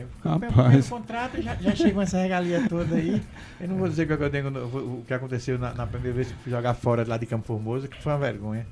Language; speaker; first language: Portuguese; native; Portuguese